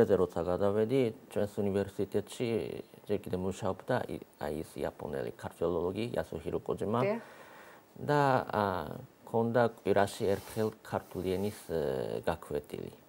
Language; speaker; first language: Georgian; non-native, fluent; Japanese